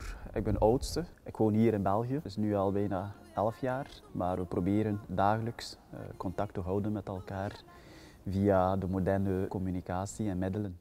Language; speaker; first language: Dutch; non-native, fluent; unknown